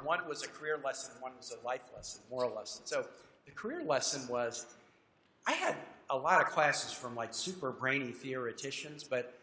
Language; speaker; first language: English; native; English